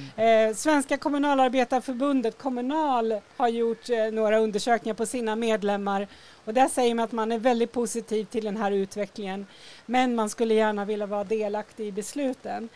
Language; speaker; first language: Swedish; native; Swedish